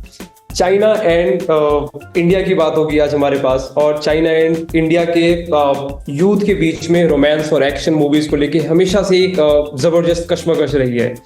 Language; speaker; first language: Hindi; native; Hindi